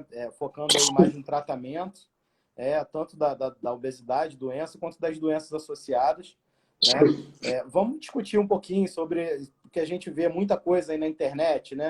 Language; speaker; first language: Portuguese; native; Portuguese